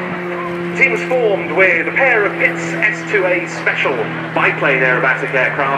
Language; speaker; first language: English; native; English